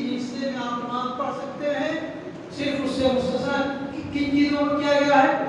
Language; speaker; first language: Urdu; native; Urdu